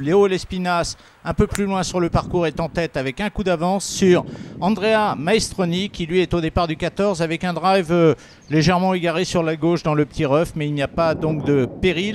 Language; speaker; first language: French; native; French